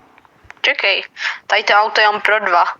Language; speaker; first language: Czech; native; Czech